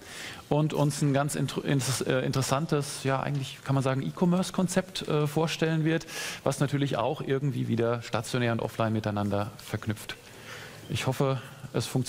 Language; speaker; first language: German; native; German